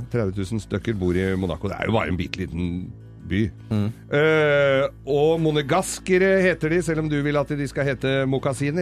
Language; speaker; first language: Norwegian; native; Norwegian